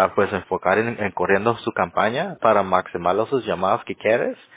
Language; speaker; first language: Spanish; early bilingual, other home language; English